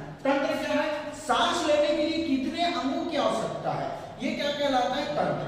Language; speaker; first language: Hindi; non-native, local second language; Chhattisgarhi